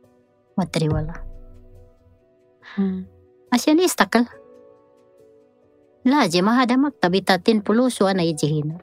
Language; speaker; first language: Arabic; non-native, learner; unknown